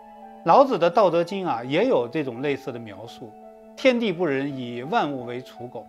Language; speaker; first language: Chinese; native; Chinese